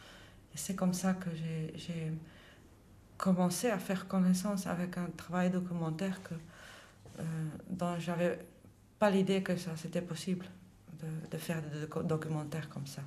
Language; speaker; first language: French; non-native, fluent; Dutch